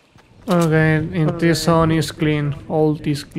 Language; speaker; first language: English; non-native, learner; Spanish